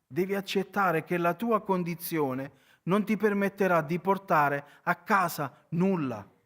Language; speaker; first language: Italian; native; Italian